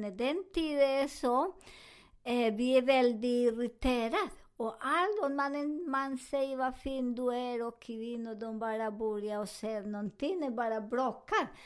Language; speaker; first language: Swedish; non-native, learner; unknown